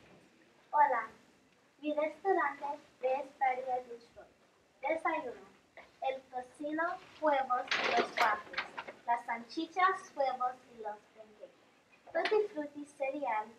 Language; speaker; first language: Spanish; non-native, learner; English